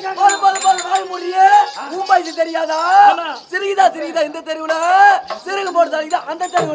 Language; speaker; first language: Tamil; native; Tamil